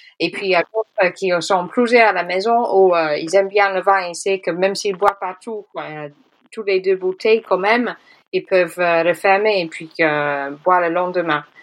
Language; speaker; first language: French; non-native, fluent; English